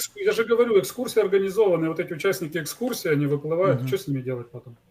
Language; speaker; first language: Russian; native; Russian